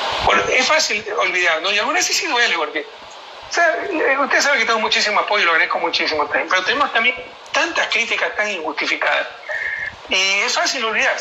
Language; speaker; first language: Spanish; native; Spanish